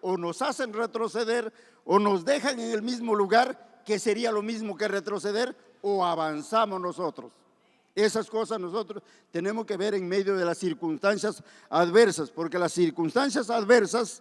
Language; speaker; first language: Spanish; native; Spanish